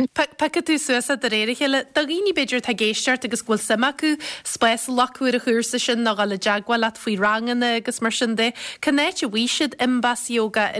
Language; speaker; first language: Irish; native; Irish